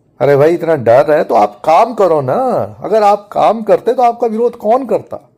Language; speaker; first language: Hindi; native; Hindi